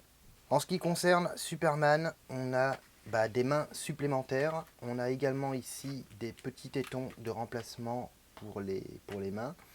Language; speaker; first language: French; native; French